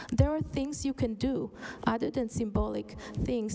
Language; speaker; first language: English; non-native, fluent; Hebrew